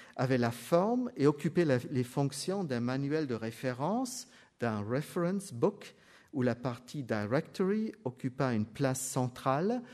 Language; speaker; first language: French; non-native, fluent; German